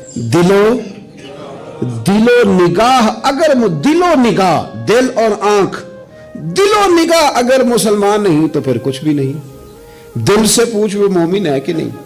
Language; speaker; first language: Urdu; non-native, local second language; Punjabi